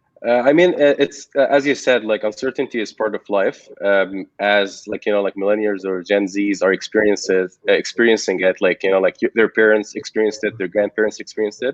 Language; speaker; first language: English; non-native, local second language; Arabic